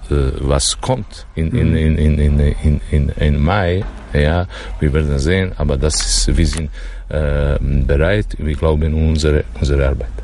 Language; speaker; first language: German; non-native, learner; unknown